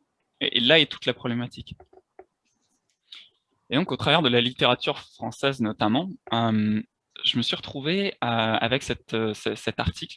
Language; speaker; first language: French; native; French